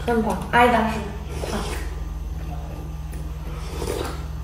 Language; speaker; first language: Chinese; non-native, learner; Ukrainian